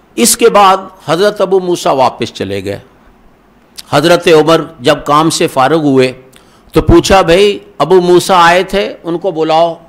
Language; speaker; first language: Urdu; non-native, local second language; Punjabi